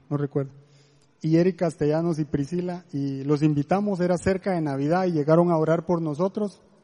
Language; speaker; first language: Spanish; native; Spanish